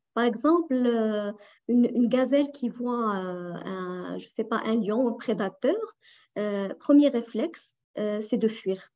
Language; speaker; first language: French; non-native, local second language; Arabic